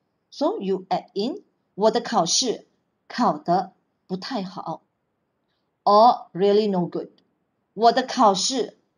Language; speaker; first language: Chinese; non-native, fluent; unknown